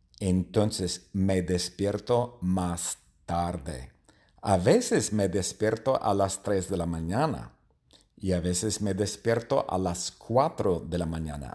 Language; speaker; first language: Spanish; non-native, learner; English